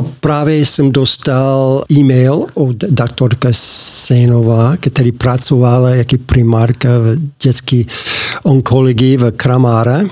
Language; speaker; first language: Slovak; non-native, learner; English